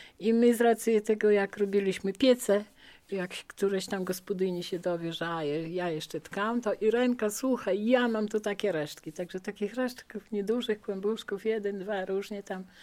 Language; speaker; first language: Polish; native; Polish